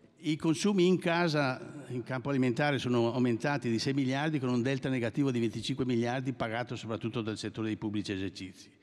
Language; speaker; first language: Italian; native; Italian